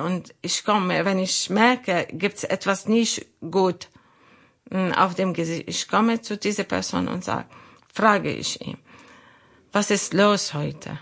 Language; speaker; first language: German; non-native, learner; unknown